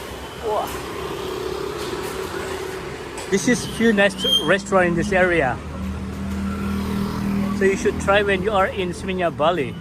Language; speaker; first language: English; non-native, local second language; Indonesian